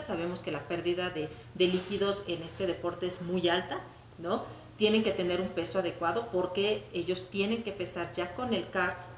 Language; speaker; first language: Spanish; native; Spanish